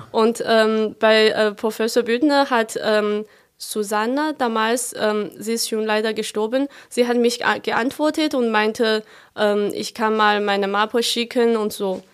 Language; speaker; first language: German; non-native, fluent; Chinese